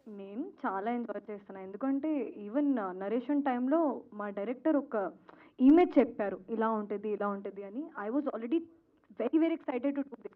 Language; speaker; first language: Telugu; non-native, fluent; Hindi